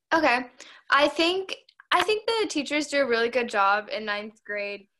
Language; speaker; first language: English; native; English